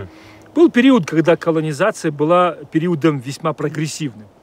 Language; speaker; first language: Russian; native; Russian